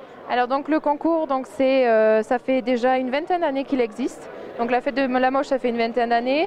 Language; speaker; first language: French; native; French